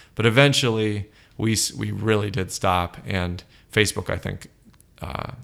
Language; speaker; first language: English; native; English